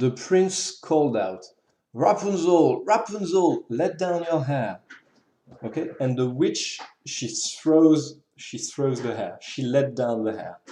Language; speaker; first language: English; non-native, fluent; French